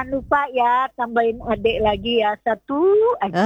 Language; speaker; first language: Indonesian; native; Indonesian